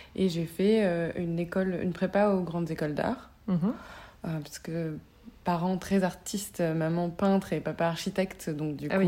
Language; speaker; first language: French; native; French